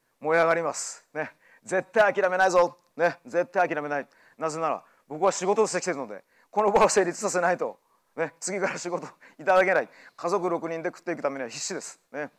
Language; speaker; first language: Japanese; native; Japanese